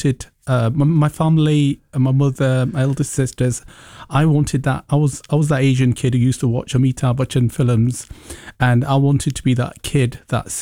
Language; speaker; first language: English; early bilingual, other home language; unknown